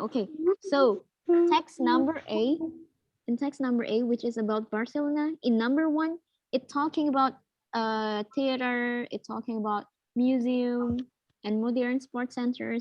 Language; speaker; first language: English; non-native, fluent; Indonesian